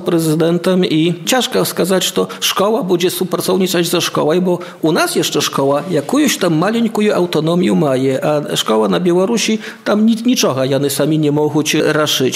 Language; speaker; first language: Polish; non-native, local second language; Belarusian